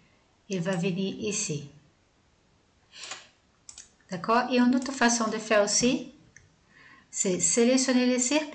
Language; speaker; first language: French; non-native, fluent; Portuguese